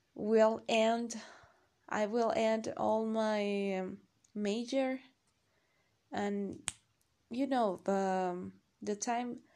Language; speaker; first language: English; non-native, learner; Spanish